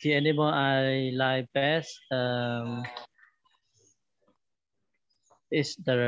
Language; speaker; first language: English; non-native, learner; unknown